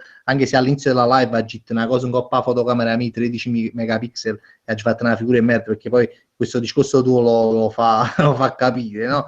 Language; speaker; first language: Italian; native; Italian